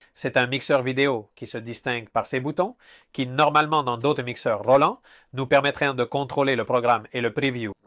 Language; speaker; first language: French; non-native, fluent; Spanish